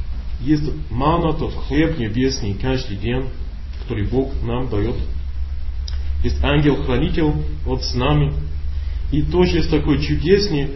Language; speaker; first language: Russian; non-native, learner; English